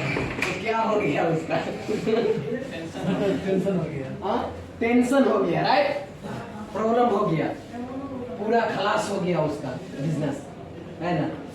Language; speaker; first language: Hindi; non-native, local second language; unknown